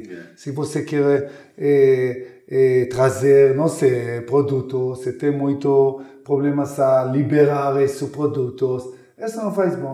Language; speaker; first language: Portuguese; non-native, learner; Hebrew